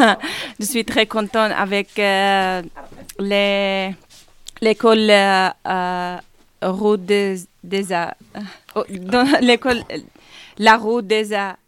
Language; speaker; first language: French; non-native, learner; Kurdish